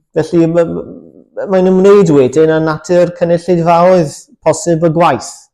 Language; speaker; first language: Welsh; native; Welsh